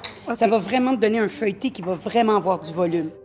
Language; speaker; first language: French; native; French